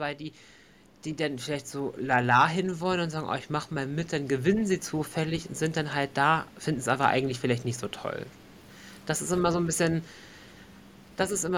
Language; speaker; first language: German; native; German